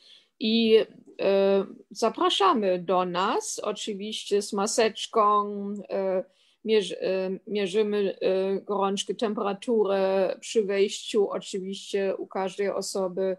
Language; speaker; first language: Polish; non-native, fluent; German